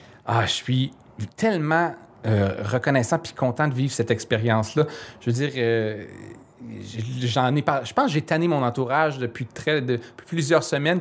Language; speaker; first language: French; native; French